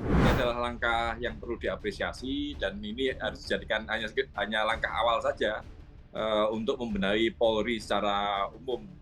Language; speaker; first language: Indonesian; native; Indonesian